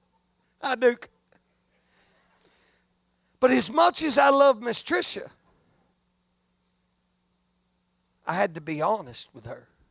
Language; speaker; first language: English; native; English